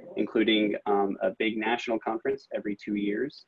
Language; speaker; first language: English; native; English